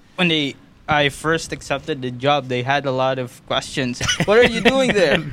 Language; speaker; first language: English; non-native, local second language; Filipino